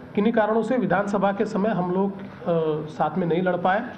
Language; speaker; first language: Hindi; non-native, local second language; Marathi